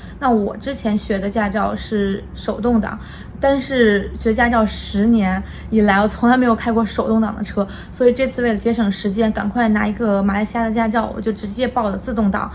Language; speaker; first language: Chinese; native; Chinese